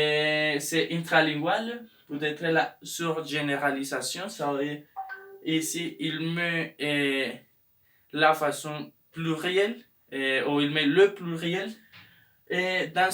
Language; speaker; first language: French; non-native, learner; Spanish